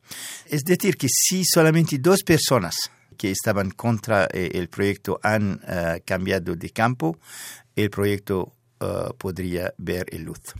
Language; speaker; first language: Spanish; non-native, fluent; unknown